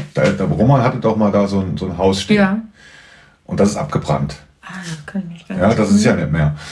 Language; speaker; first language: German; native; German